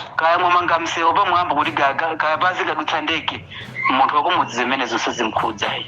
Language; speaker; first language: Nyanja; native; Nyanja